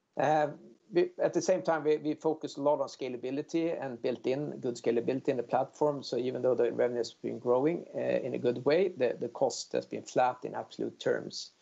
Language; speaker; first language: English; non-native, fluent; Swedish